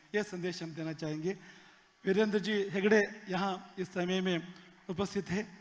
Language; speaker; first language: Hindi; non-native, local second language; Kannada